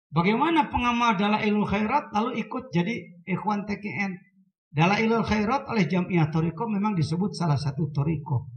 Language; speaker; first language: Indonesian; non-native, local second language; Sundanese